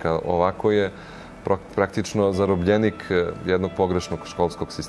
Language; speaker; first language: Croatian; native; Croatian